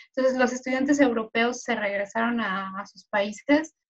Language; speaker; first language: Spanish; native; Spanish